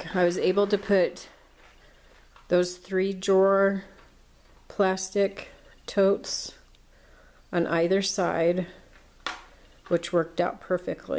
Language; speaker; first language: English; native; English